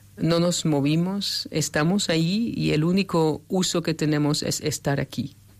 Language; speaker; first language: Spanish; non-native, fluent; French